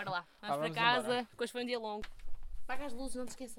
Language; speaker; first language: Portuguese; native; Portuguese